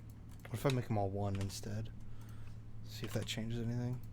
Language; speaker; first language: English; native; English